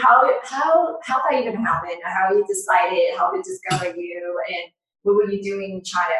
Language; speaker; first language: English; non-native, fluent; Chinese